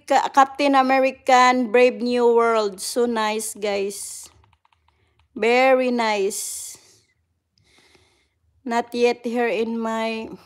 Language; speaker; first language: English; non-native, local second language; Cebuano